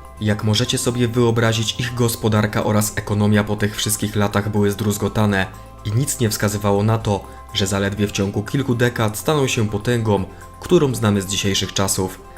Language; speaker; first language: Polish; native; Polish